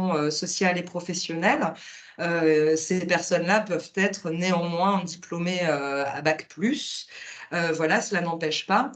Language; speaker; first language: French; native; French